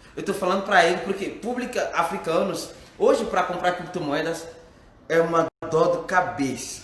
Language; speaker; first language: Portuguese; non-native, fluent; French